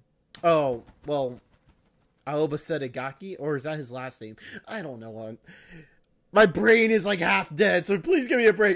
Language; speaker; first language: English; native; English